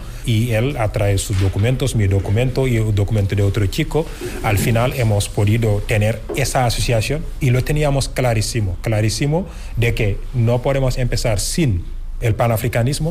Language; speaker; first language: Spanish; non-native, fluent; Wolof